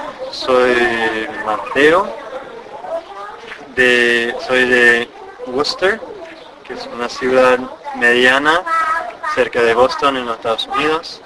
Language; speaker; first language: Spanish; non-native, fluent; English